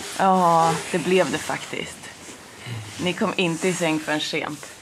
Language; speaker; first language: Swedish; native; Swedish